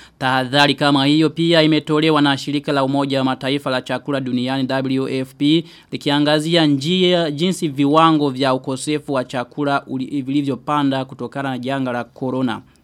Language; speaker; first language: Swahili; non-native, local second language; Rundi